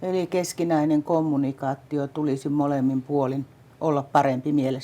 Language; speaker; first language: Finnish; native; Finnish